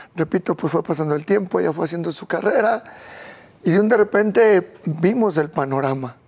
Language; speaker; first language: Spanish; native; Spanish